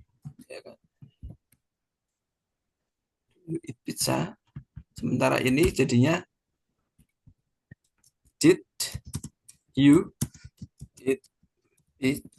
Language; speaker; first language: English; non-native, fluent; Indonesian